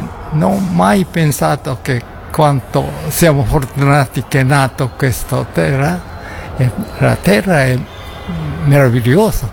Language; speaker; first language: Italian; non-native, learner; Japanese